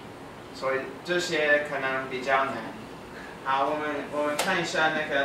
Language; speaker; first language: Chinese; non-native, fluent; English